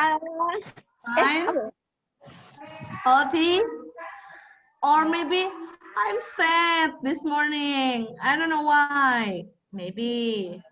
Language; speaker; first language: English; non-native, fluent; Indonesian